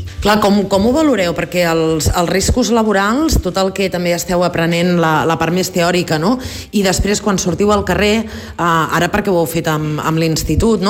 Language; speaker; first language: Catalan; native; Catalan